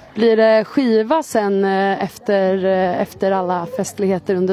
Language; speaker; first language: Swedish; native; Swedish